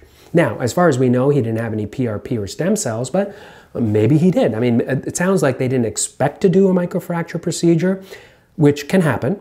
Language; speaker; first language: English; native; English